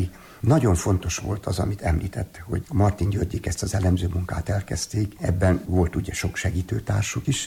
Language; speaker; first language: Hungarian; native; Hungarian